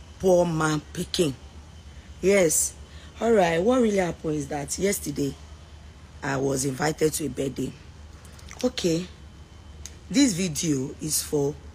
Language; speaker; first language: Nigerian Pidgin; non-native, local second language; Yoruba